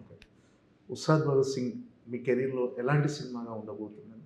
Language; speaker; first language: Telugu; native; Telugu